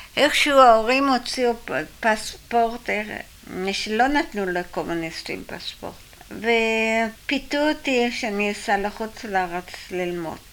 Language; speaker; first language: Hebrew; early bilingual, other home language; German